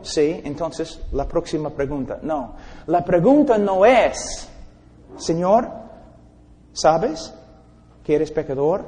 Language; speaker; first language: Spanish; non-native, fluent; English